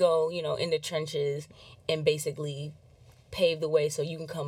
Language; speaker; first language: English; native; English